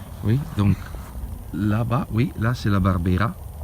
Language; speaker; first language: French; non-native, learner; Italian